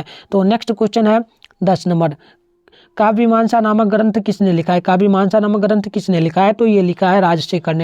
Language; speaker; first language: Hindi; native; Hindi